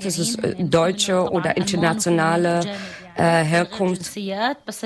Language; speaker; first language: German; non-native, learner; Arabic